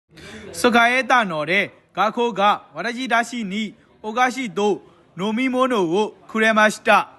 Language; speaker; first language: Japanese; non-native, learner; Burmese